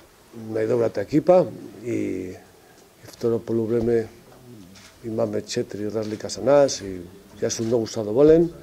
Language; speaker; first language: Macedonian; non-native, fluent; Spanish